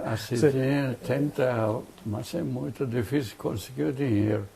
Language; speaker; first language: Portuguese; non-native, fluent; German